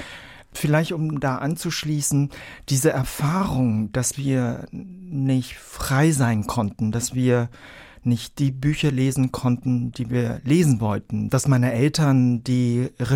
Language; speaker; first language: German; early bilingual, other home language; Vietnamese